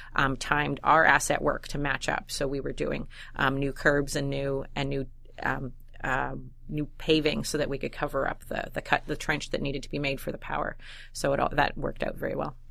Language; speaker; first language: English; native; English